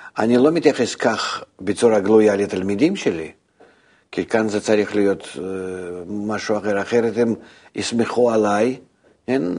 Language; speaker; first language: Hebrew; non-native, fluent; Russian